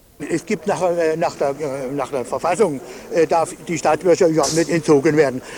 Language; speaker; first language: German; native; German